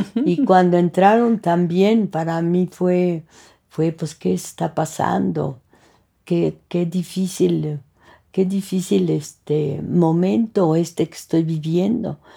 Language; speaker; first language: Spanish; early bilingual, other home language; French